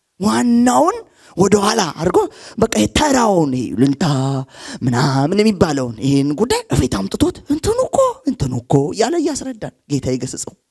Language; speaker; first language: Amharic; native; Amharic